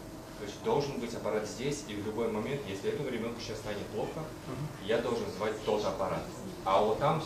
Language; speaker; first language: Russian; native; Russian